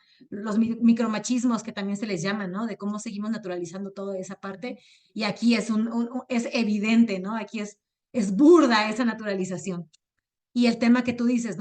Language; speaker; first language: Spanish; native; Spanish